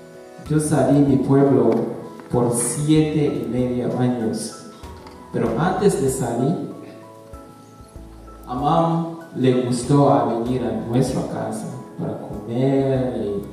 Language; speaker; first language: Spanish; non-native, learner; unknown